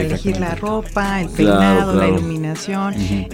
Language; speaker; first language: Spanish; native; Spanish